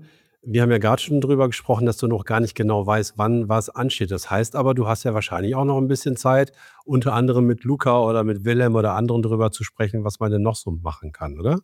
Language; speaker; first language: German; native; German